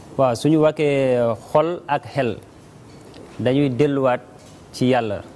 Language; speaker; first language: Wolof; native; Wolof